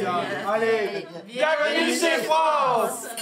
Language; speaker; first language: French; native; French